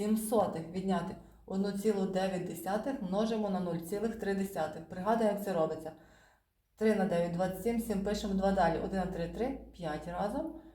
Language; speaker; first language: Ukrainian; native; Ukrainian